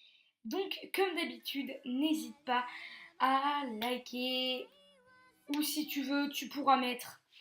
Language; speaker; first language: French; native; French